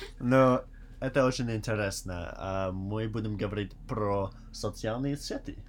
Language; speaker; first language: Russian; non-native, learner; English